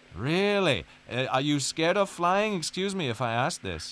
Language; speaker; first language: English; non-native, fluent; German